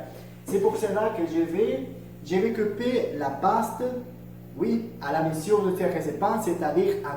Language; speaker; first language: French; non-native, learner; Spanish